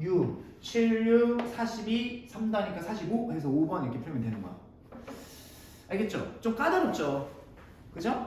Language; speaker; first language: Korean; native; Korean